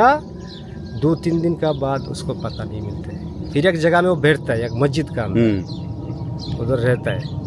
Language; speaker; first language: Hindi; non-native, fluent; Pashto